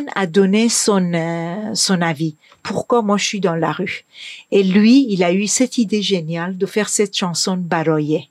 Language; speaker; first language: French; non-native, fluent; Persian